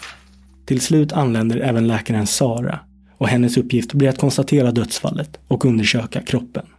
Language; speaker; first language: Swedish; native; Swedish